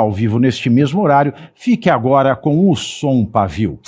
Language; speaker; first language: Portuguese; native; Portuguese